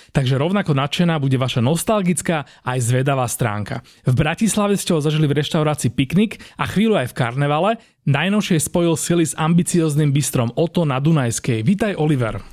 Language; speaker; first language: Slovak; native; Slovak